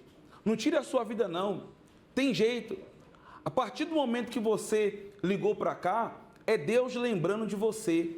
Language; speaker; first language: Portuguese; native; Portuguese